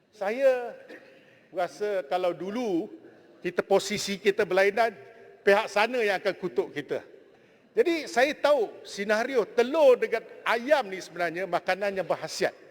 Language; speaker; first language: Malay; non-native, local second language; Chinese